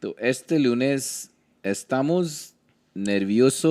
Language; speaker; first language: Spanish; non-native, learner; Hindi